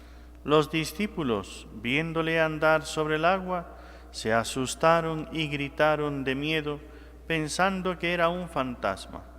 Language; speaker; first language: Spanish; native; Spanish